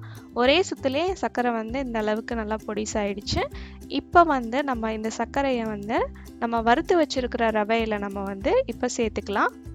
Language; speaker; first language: Tamil; native; Tamil